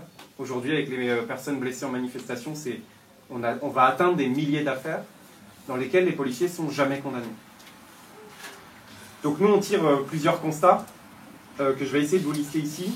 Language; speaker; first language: French; native; French